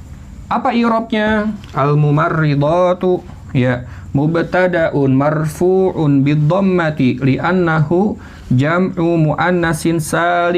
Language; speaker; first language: Arabic; non-native, fluent; Indonesian